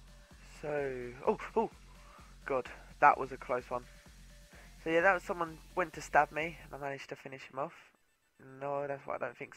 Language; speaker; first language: English; native; English